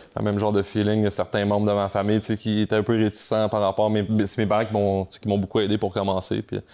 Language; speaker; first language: French; native; French